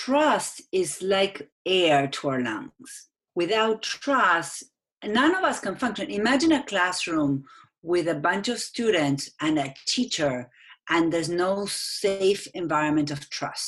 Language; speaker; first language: English; non-native, fluent; Spanish